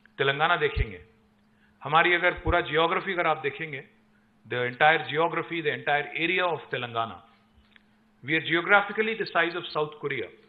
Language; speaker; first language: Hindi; non-native, local second language; Telugu